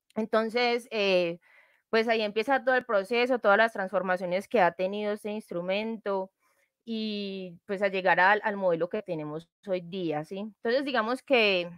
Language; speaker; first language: Spanish; native; Spanish